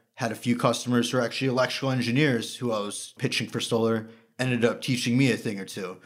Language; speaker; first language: English; native; English